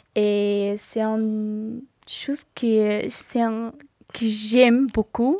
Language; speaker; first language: French; non-native, learner; Persian